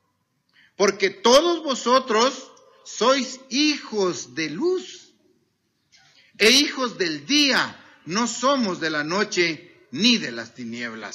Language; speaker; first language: Spanish; native; Spanish